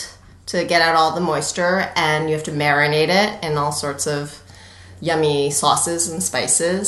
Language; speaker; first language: English; native; English